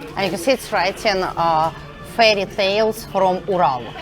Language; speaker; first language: English; non-native, learner; Russian